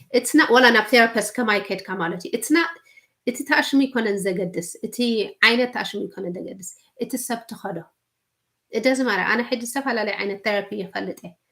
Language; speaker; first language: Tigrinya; early bilingual, heritage; Tigrinya